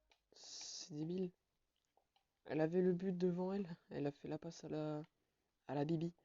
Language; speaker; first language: French; native; French